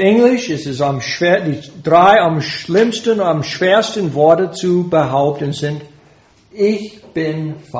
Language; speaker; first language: German; non-native, fluent; English